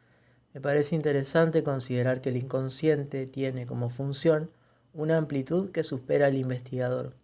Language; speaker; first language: Spanish; native; Spanish